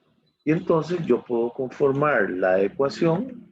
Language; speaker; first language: Spanish; native; Spanish